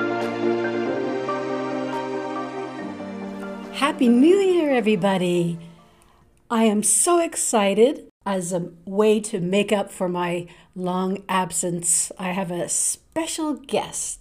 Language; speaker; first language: English; native; English